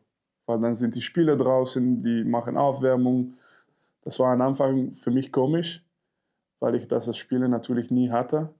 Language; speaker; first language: German; non-native, fluent; French